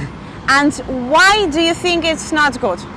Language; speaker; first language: English; non-native, fluent; Spanish